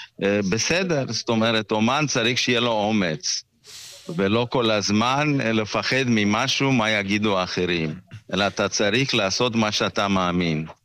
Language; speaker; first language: Hebrew; non-native, fluent; Romanian